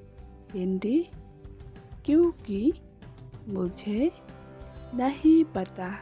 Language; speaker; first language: Hindi; non-native, local second language; Khasi